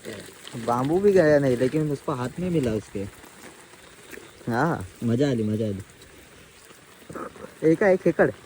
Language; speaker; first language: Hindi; non-native, local second language; Marathi